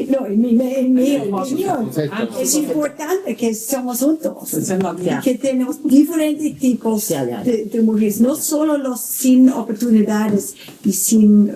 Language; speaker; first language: Spanish; non-native, learner; English